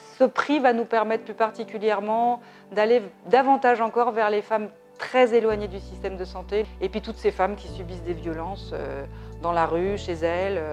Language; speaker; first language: French; native; French